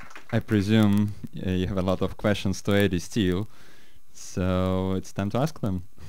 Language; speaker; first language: English; non-native, fluent; Russian